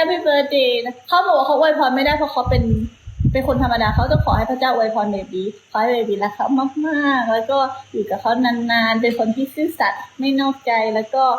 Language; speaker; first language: Thai; native; Thai